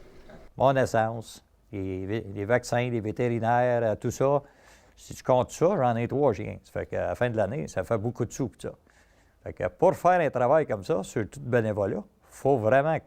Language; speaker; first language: French; native; French